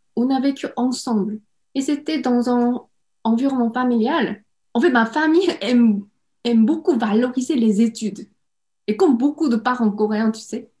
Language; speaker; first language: French; non-native, fluent; Korean